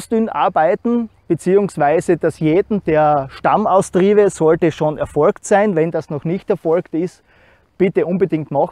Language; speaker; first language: German; native; German